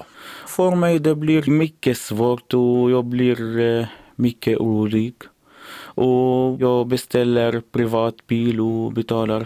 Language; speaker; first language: Swedish; non-native, learner; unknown